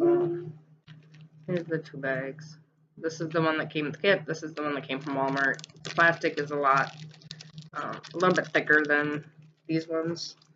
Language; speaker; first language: English; native; English